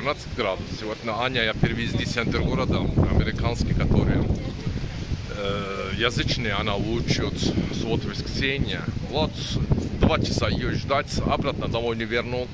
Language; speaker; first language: Russian; non-native, learner; Turkish